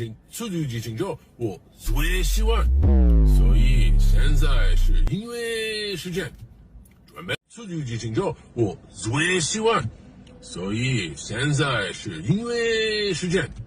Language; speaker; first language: Chinese; non-native, learner; English